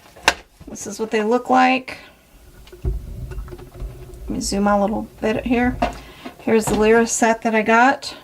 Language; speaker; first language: English; native; English